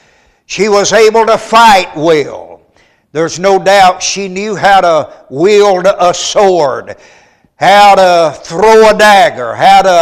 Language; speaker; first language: English; native; English